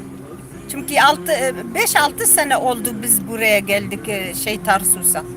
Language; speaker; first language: Turkish; non-native, local second language; Kurdish